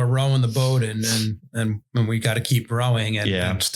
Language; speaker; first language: English; native; English